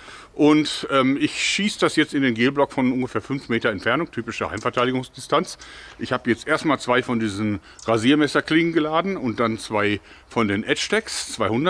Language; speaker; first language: German; native; German